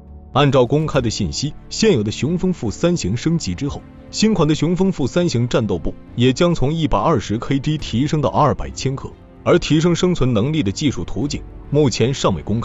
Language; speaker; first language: Chinese; native; Chinese